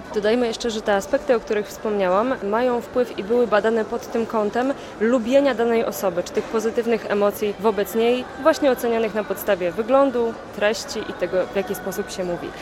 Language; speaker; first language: Polish; native; Polish